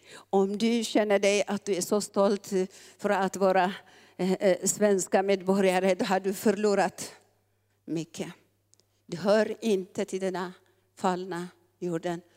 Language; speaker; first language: Swedish; non-native, fluent; Tigrinya